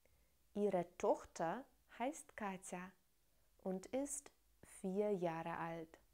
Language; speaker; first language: German; non-native, fluent; Russian